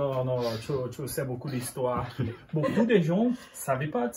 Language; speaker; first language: French; non-native, learner; Portuguese